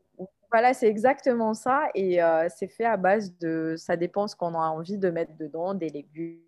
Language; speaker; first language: French; non-native, local second language; Arabic